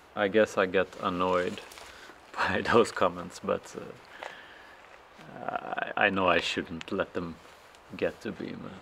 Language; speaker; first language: English; non-native, fluent; Swedish